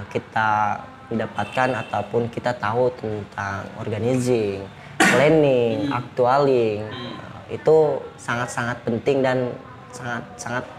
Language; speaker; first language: Indonesian; native; Indonesian